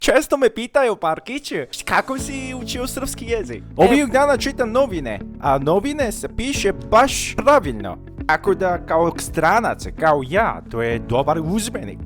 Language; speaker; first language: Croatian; non-native, fluent; Korean